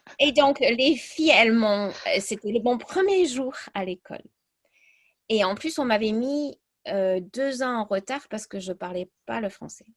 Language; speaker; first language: French; early bilingual, other home language; English